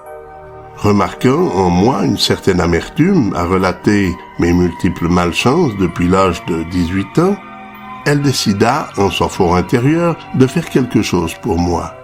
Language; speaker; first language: French; native; French